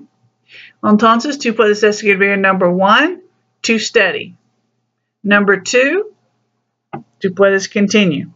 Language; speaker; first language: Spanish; non-native, learner; English